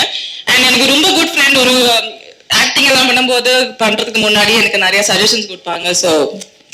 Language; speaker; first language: Tamil; non-native, learner; Malayalam